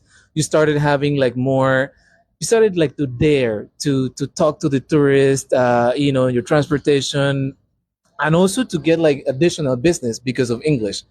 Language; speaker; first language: English; non-native, fluent; Spanish